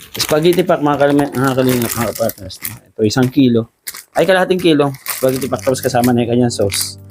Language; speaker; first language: Filipino; non-native, local second language; Waray